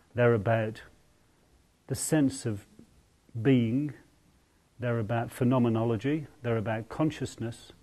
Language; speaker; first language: English; native; English